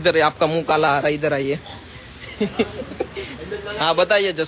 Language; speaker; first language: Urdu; non-native, local second language; Gujarati